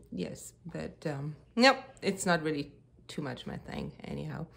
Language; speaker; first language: English; non-native, fluent; German